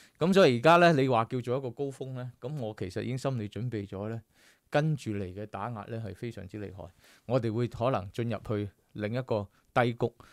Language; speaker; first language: Cantonese; native; Cantonese